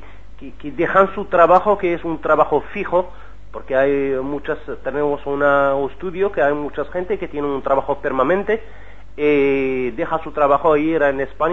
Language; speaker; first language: Spanish; non-native, learner; Arabic